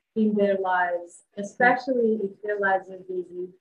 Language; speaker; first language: English; non-native, fluent; Bosnian